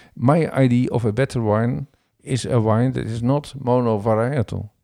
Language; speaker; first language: English; non-native, fluent; Dutch